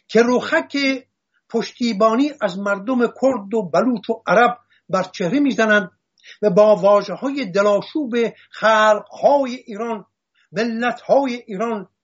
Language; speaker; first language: Persian; non-native, local second language; Assyrian Neo-Aramaic